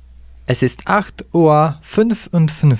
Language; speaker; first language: German; non-native, learner; Polish